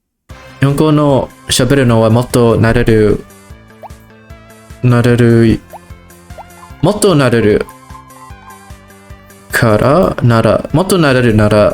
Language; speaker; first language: Japanese; non-native, learner; English